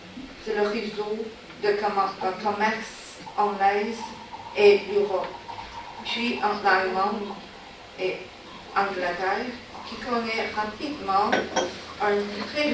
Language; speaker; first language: French; non-native, learner; Chinese